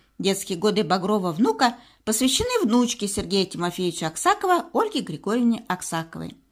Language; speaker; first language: Russian; native; Russian